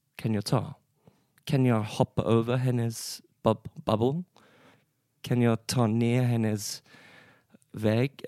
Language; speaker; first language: Swedish; non-native, learner; English